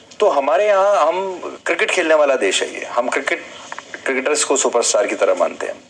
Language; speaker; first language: Hindi; native; Hindi